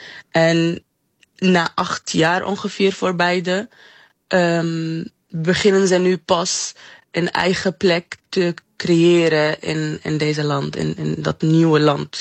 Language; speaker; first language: Dutch; non-native, fluent; Arabic